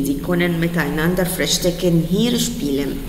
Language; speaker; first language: German; non-native, fluent; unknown